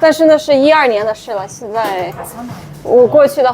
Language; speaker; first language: Chinese; non-native, fluent; Portuguese